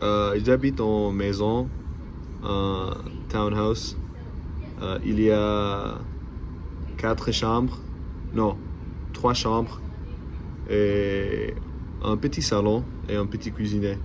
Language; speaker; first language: French; non-native, learner; English